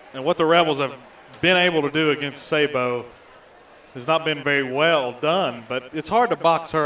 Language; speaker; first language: English; native; English